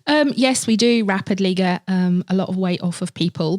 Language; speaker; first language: English; native; English